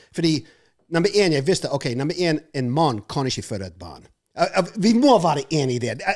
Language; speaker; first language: Norwegian; non-native, fluent; English